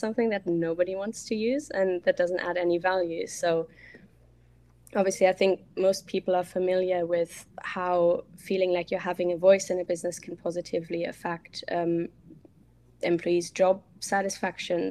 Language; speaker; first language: English; non-native, fluent; German